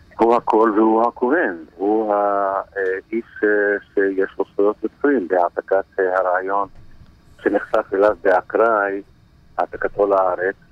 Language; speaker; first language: Hebrew; non-native, local second language; Arabic